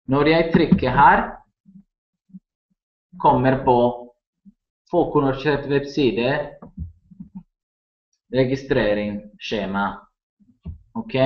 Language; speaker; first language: Norwegian; non-native, learner; Italian